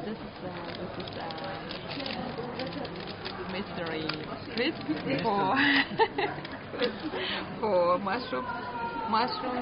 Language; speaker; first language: English; non-native, learner; Russian